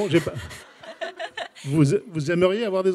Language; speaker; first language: French; native; French